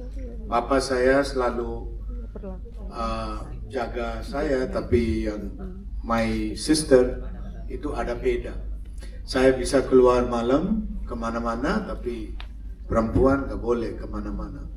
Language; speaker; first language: Indonesian; non-native, fluent; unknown